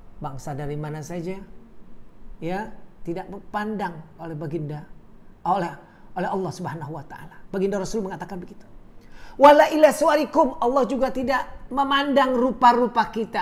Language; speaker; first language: Indonesian; native; Indonesian